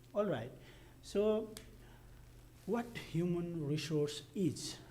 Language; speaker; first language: English; non-native, local second language; Nepali